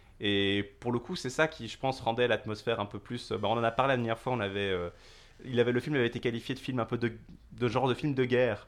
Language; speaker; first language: French; native; French